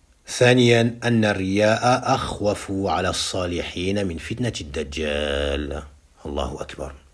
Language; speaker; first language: Arabic; non-native, fluent; French